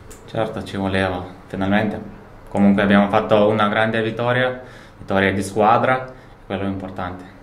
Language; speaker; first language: Italian; non-native, fluent; Lithuanian